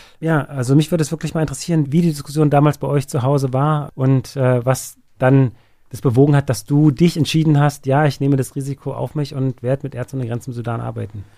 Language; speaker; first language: German; native; German